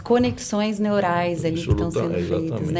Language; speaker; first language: Portuguese; native; Portuguese